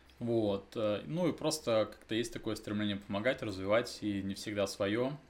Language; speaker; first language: Russian; native; Russian